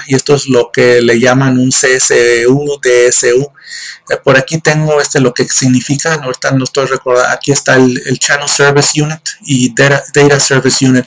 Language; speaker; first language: Spanish; native; Spanish